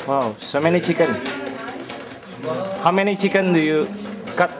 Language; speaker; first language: English; non-native, learner; Indonesian